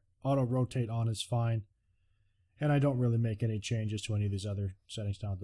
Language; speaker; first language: English; native; English